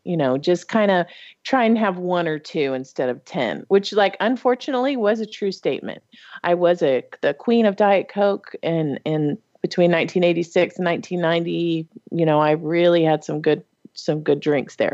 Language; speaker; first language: English; native; English